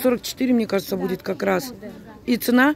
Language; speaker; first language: Russian; native; Russian